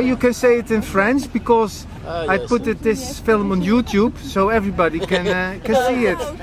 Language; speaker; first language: English; non-native, learner; Dutch